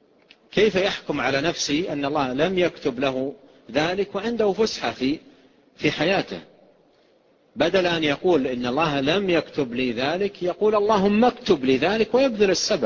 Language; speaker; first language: Arabic; native; Arabic